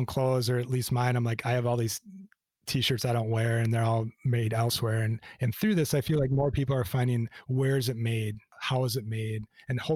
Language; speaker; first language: English; native; English